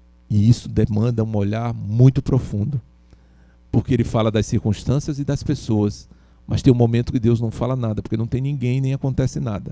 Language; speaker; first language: Portuguese; native; Portuguese